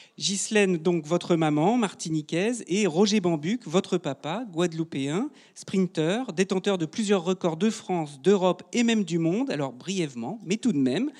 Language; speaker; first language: French; native; French